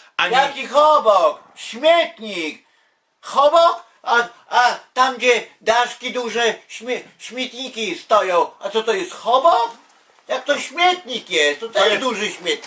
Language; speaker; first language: Polish; native; Polish